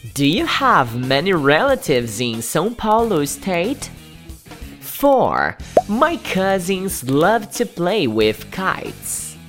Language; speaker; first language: English; non-native, fluent; Portuguese